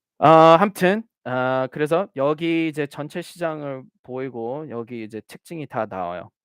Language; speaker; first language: Korean; early bilingual, heritage; Korean